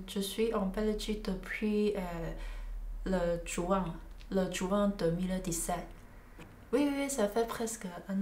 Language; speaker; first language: French; non-native, learner; Chinese